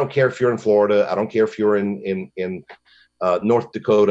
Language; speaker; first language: English; native; English